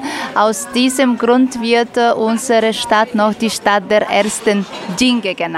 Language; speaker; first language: German; non-native, fluent; Bulgarian